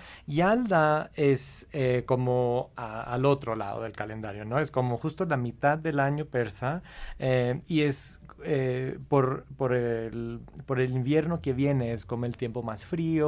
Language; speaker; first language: Spanish; non-native, fluent; English